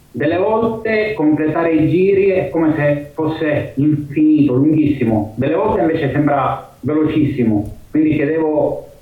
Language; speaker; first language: Italian; native; Italian